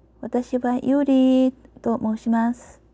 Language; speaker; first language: Japanese; non-native, learner; Korean